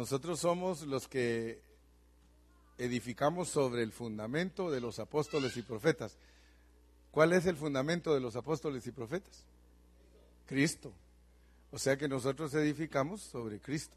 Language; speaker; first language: Spanish; native; Spanish